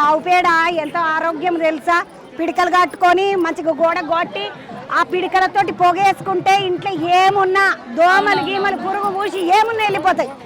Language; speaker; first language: Telugu; native; Telugu